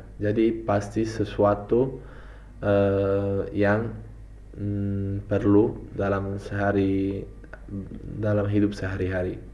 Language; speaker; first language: Indonesian; non-native, fluent; Italian